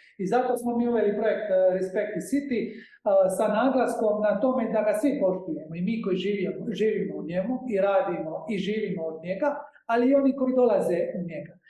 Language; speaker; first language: Croatian; native; Croatian